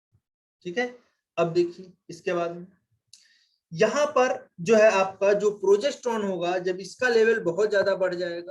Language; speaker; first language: Hindi; native; Hindi